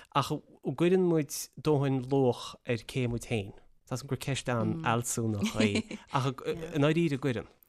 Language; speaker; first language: Irish; native; Irish